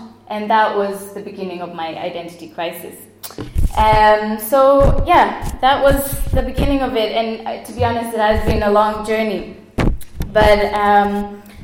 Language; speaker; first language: English; non-native, local second language; Swahili